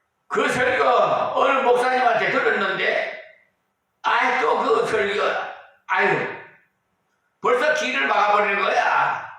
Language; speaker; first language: Korean; native; Korean